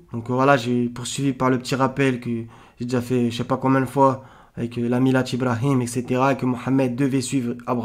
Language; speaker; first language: French; native; French